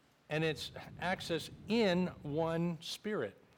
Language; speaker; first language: English; native; English